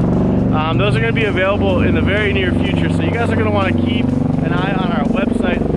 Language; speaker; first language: English; native; English